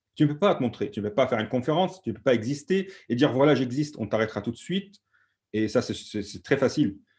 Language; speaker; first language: French; non-native, fluent; Arabic